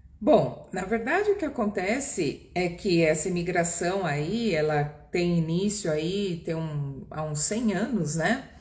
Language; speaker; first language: Portuguese; early bilingual, other home language; Japanese